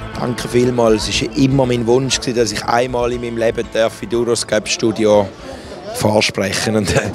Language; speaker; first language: German; native; German